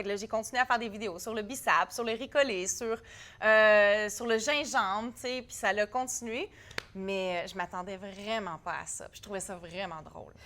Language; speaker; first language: French; native; French